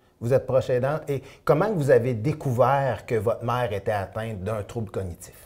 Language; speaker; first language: French; native; French